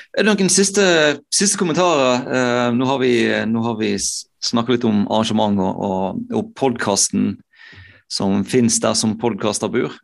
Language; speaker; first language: Norwegian; native; Norwegian